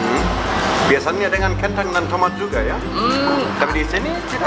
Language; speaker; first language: Indonesian; non-native, fluent; German